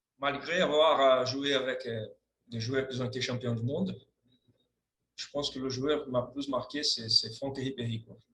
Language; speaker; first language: French; non-native, fluent; Portuguese